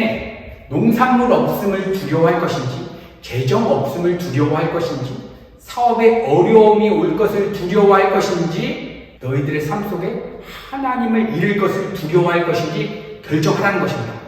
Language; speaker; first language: Korean; native; Korean